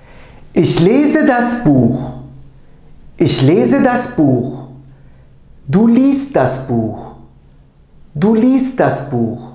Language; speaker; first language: German; non-native, fluent; Turkish